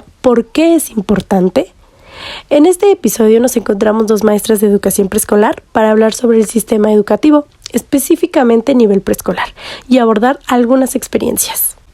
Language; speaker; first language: Spanish; native; Spanish